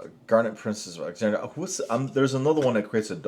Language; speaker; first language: English; native; English